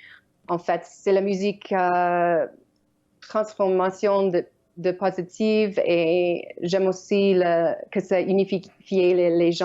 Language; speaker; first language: French; non-native, learner; Ukrainian